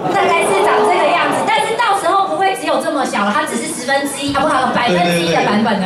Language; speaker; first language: Chinese; native; Chinese